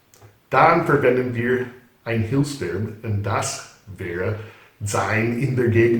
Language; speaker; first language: German; non-native, fluent; English